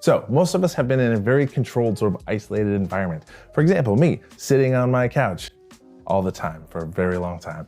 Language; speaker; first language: English; native; English